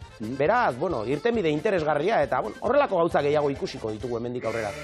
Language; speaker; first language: Basque; native; Basque